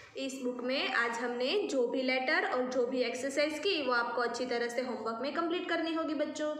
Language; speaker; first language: Hindi; non-native, local second language; Gujarati